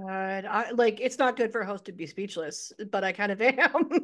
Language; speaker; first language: English; native; English